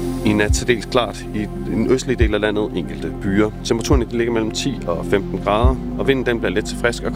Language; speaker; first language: Danish; native; Danish